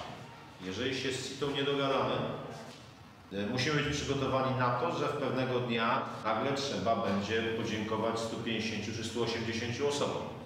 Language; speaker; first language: Polish; native; Polish